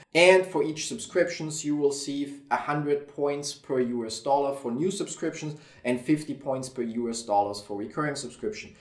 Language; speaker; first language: English; non-native, fluent; German